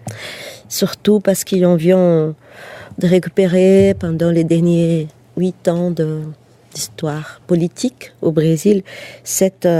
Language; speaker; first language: French; non-native, fluent; Portuguese